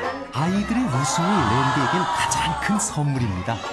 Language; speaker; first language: Korean; native; Korean